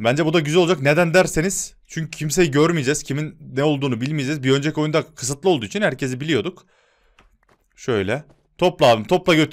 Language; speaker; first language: Turkish; native; Turkish